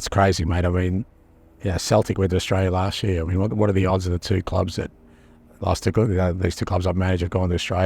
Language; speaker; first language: English; native; English